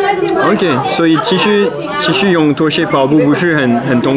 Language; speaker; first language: Chinese; non-native, fluent; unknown